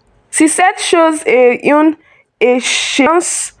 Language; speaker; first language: French; non-native, learner; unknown